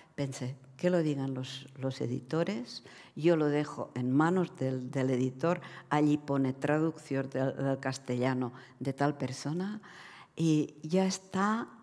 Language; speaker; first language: Spanish; non-native, fluent; Czech